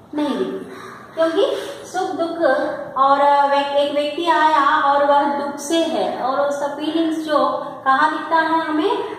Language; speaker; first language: Hindi; non-native, local second language; Telugu